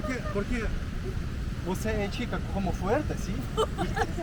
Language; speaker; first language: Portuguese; non-native, learner; Russian